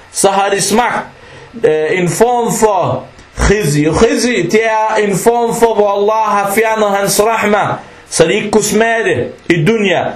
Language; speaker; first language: Danish; non-native, fluent; Arabic